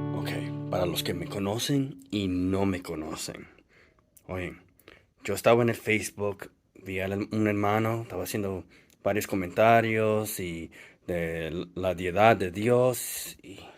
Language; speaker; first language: Spanish; early bilingual, heritage; English